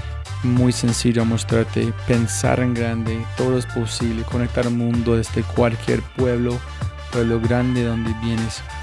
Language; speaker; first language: Spanish; non-native, fluent; English